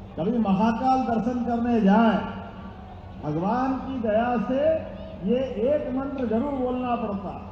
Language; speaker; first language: Hindi; native; Hindi